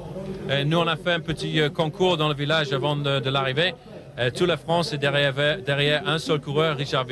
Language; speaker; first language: French; non-native, fluent; English